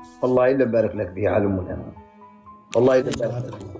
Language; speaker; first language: Arabic; native; Arabic